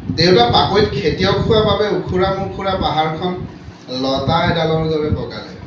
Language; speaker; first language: Assamese; non-native, local second language; Mising